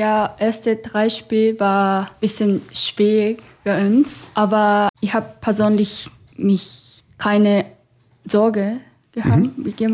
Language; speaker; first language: German; non-native, learner; Japanese